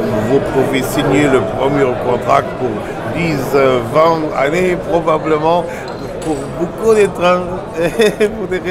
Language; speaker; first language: French; non-native, learner; German